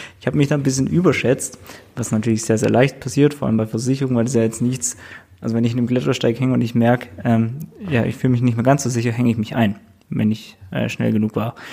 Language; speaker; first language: German; native; German